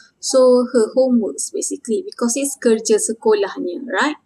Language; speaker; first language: English; non-native, local second language; Malay